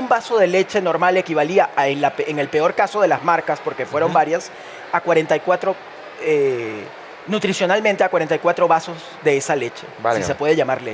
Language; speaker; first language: Spanish; native; Spanish